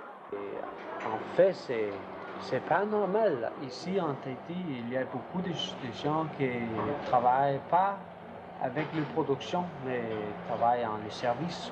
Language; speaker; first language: French; non-native, learner; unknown